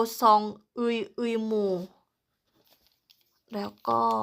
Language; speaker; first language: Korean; non-native, learner; Thai